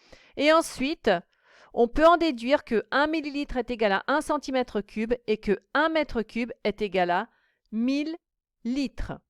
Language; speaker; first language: French; native; French